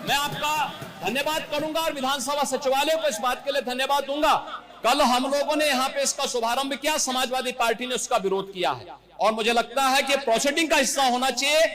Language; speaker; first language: Hindi; native; Hindi